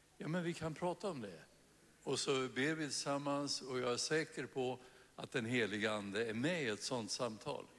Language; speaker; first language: Swedish; native; Swedish